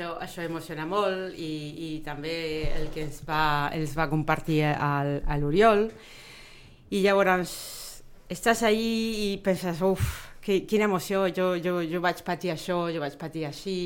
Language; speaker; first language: Catalan; non-native, fluent; Spanish